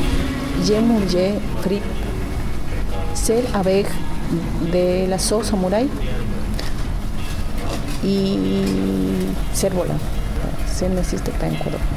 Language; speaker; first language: French; non-native, learner; Spanish